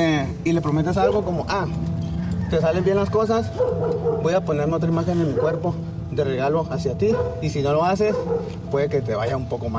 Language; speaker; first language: Spanish; native; Spanish